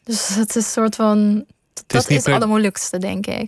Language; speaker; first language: Dutch; non-native, fluent; Persian